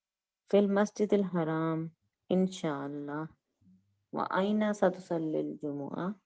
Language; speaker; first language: Arabic; non-native, learner; Urdu